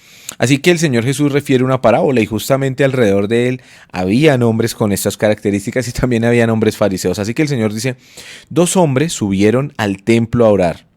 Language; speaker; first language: Spanish; native; Spanish